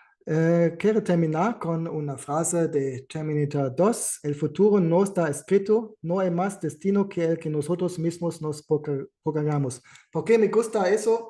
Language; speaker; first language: Spanish; non-native, fluent; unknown